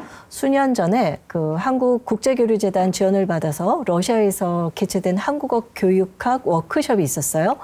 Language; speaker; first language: Korean; native; Korean